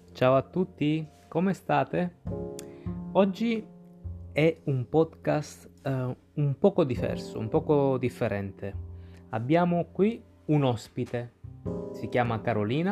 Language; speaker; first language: Italian; non-native, fluent; Spanish